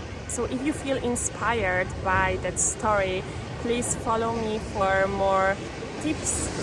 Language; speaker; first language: English; non-native, fluent; Polish